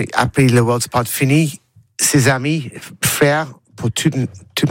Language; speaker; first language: French; non-native, learner; English